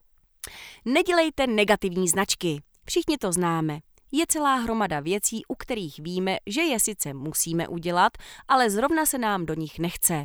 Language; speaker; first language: Czech; native; Czech